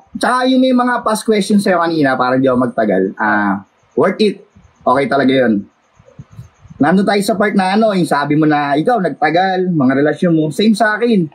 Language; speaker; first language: Filipino; native; Filipino